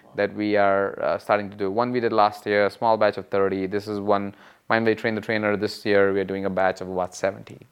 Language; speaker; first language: English; non-native, local second language; Hindi